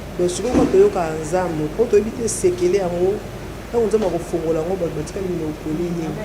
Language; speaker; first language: Lingala; native; Lingala